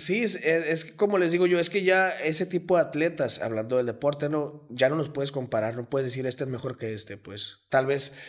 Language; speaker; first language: Spanish; native; Spanish